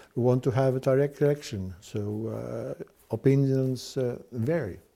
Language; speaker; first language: English; non-native, fluent; Estonian